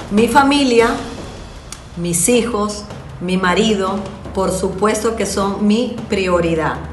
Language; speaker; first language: Spanish; native; Spanish